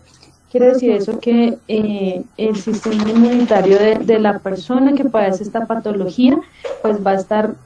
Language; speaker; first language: Spanish; native; Spanish